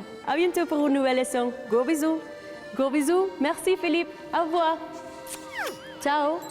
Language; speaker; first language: French; non-native, fluent; Spanish